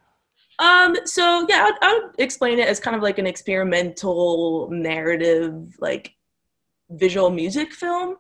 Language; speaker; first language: English; native; English